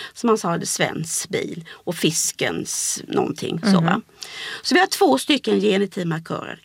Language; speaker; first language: Swedish; native; Swedish